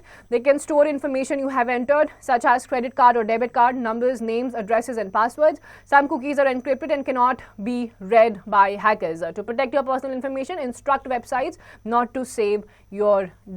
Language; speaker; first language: English; non-native, local second language; Hindi